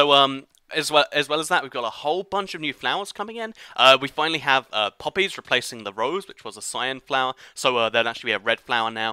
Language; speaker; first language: English; native; English